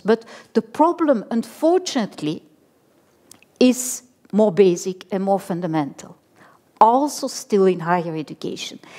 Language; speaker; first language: English; non-native, fluent; Dutch